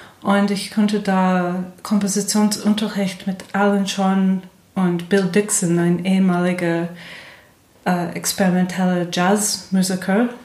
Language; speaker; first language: German; non-native, fluent; English